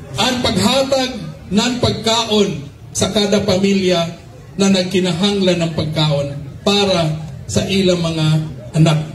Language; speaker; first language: Cebuano; non-native, local second language; Surigaonon